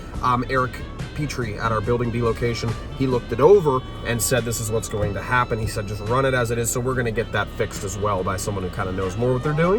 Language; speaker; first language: English; native; English